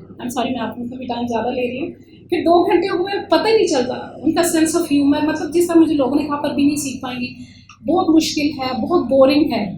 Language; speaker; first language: Urdu; early bilingual, heritage; Urdu